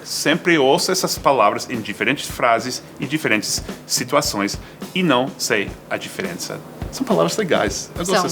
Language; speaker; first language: Portuguese; non-native, fluent; English